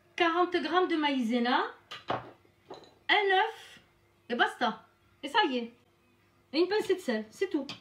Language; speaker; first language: French; non-native, local second language; Arabic